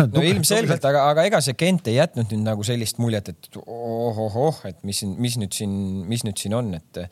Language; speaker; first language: Estonian; native; Estonian